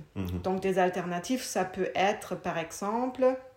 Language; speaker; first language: French; non-native, fluent; German